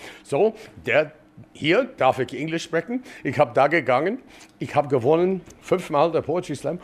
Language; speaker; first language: German; non-native, learner; English